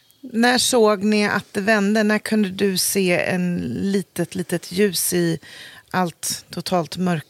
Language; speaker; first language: Swedish; native; Swedish